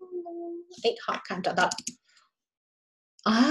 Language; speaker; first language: Chinese; native; Chinese